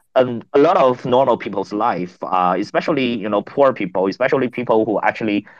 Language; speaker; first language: English; non-native, fluent; Chinese